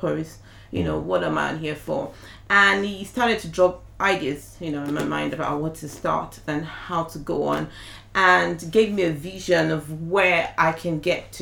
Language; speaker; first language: English; non-native, local second language; Yoruba